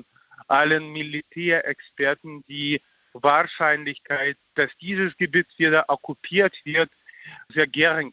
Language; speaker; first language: German; non-native, fluent; Ukrainian